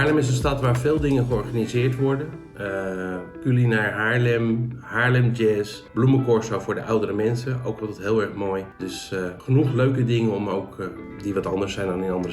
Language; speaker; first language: Dutch; native; Dutch